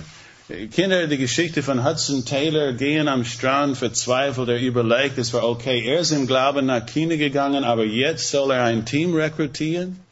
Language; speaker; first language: German; non-native, fluent; English